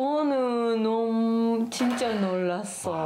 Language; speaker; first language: Korean; non-native, learner; Japanese